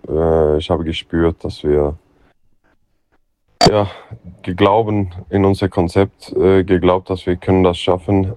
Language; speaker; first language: German; non-native, fluent; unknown